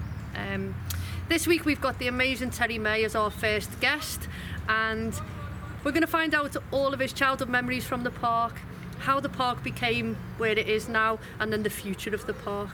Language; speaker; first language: English; native; English